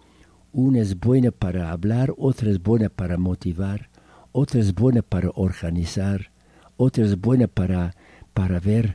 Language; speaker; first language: Spanish; non-native, fluent; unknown